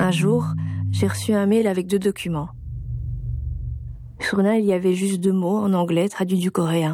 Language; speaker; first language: French; native; French